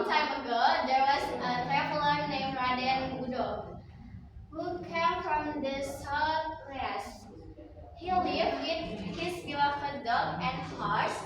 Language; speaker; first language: English; non-native, learner; Indonesian